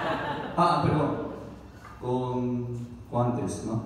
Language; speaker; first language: Spanish; non-native, learner; Korean